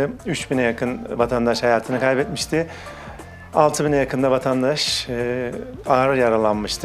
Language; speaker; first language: Turkish; native; Turkish